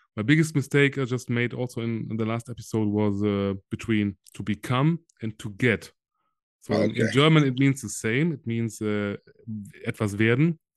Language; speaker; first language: English; non-native, fluent; German